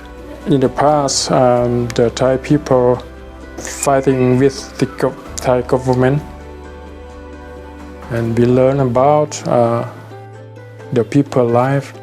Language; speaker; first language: English; non-native, learner; Thai